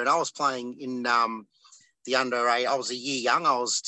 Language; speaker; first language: English; native; English